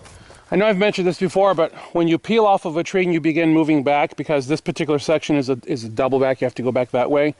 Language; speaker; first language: English; native; English